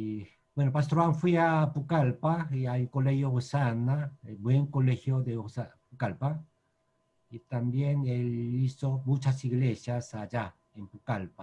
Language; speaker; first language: Spanish; non-native, learner; Korean